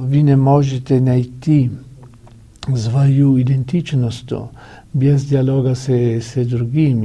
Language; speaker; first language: Russian; non-native, learner; Italian